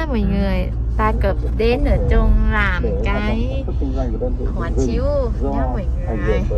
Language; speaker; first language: Vietnamese; non-native, fluent; Thai